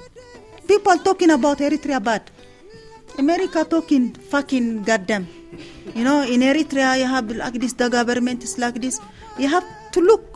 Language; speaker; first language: English; non-native, learner; Tigrinya